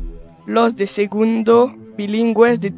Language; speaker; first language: Spanish; non-native, learner; French